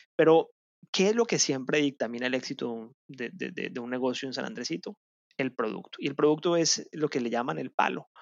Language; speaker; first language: Spanish; native; Spanish